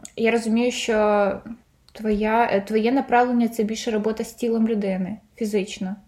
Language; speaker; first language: Ukrainian; non-native, local second language; Russian